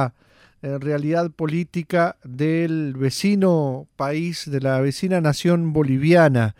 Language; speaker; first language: Spanish; native; Spanish